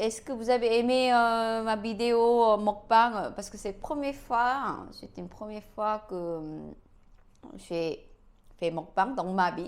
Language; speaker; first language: French; non-native, learner; Korean